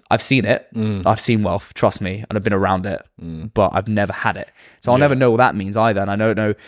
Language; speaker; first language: English; native; English